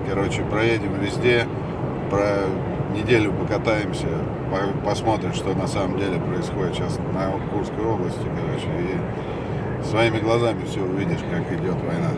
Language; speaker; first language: Russian; native; Russian